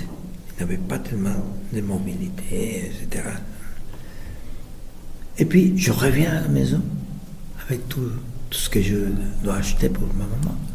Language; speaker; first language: French; non-native, fluent; Spanish